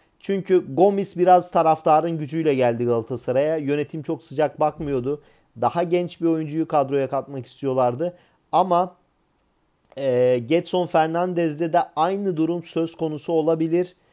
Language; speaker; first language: Turkish; native; Turkish